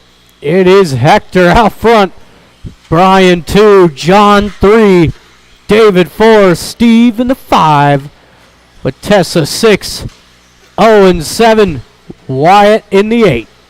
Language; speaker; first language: English; native; English